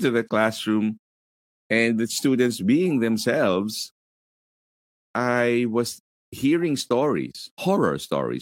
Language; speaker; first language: English; non-native, local second language; Filipino